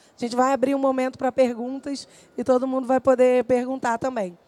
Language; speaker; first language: Portuguese; native; Portuguese